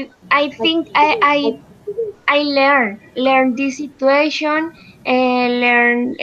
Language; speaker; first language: English; non-native, learner; Spanish